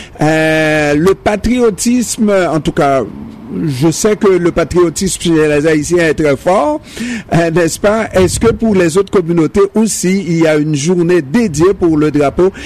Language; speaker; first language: French; non-native, local second language; Haitian Creole